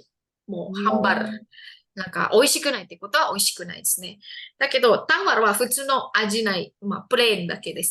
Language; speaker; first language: Japanese; non-native, fluent; Indonesian